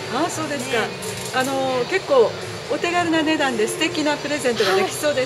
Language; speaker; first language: Japanese; native; Japanese